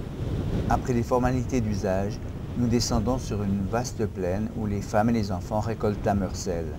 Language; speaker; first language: French; native; French